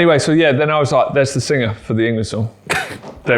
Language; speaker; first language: English; native; English